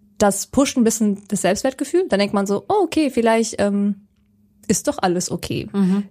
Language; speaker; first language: German; early bilingual, other home language; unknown